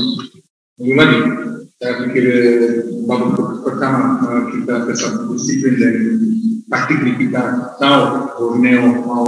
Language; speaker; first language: Indonesian; non-native, fluent; Serbian